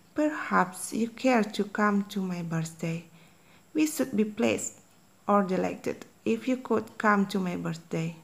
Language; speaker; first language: English; non-native, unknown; Indonesian